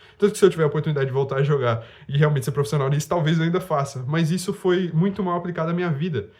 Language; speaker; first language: Portuguese; native; Portuguese